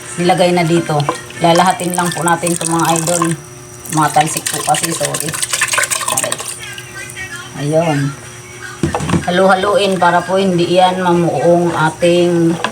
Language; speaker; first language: Filipino; non-native, local second language; Bikol